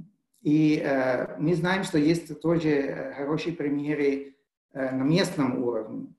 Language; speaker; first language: Russian; non-native, fluent; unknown